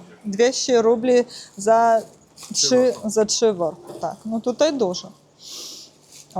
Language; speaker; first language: Polish; non-native, learner; Russian